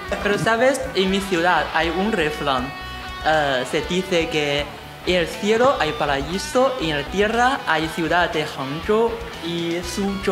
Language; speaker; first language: Spanish; non-native, fluent; Chinese